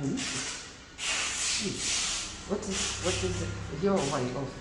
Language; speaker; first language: English; non-native, learner; Russian